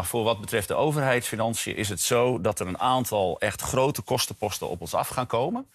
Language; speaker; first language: Dutch; native; Dutch